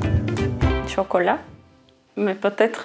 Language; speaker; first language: French; non-native, fluent; Portuguese